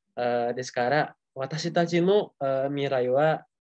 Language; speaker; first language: Japanese; non-native, learner; Indonesian